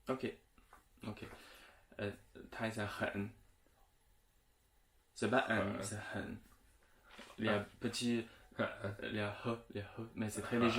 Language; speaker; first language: French; non-native, fluent; Chinese